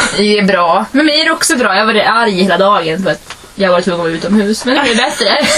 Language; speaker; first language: Swedish; early bilingual, other home language; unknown